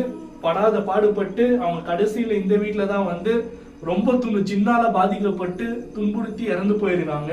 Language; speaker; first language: Tamil; native; Tamil